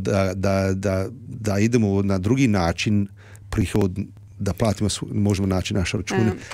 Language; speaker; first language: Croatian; early bilingual, heritage; Serbian